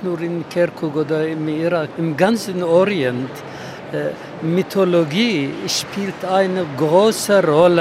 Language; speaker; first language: German; non-native, fluent; Arabic